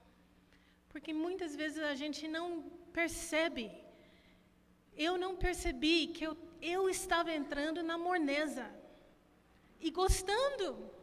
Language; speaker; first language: Portuguese; non-native, fluent; English